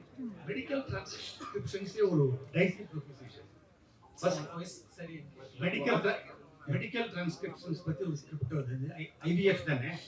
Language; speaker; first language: Tamil; native; Tamil